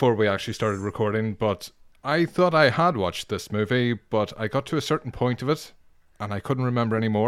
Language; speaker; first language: English; native; English